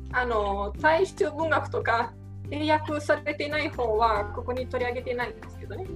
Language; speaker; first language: Japanese; non-native, fluent; Romanian